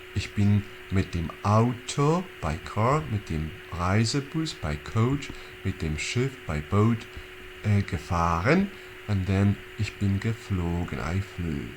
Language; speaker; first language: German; non-native, fluent; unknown